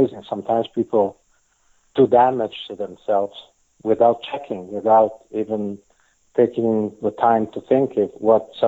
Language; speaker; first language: English; non-native, fluent; Italian